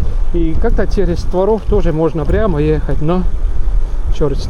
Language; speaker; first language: Russian; non-native, local second language; Estonian